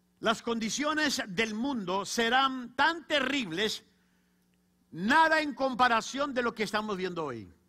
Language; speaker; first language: Spanish; native; Spanish